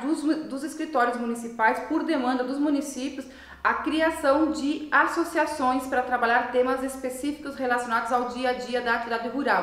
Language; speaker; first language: Portuguese; native; Portuguese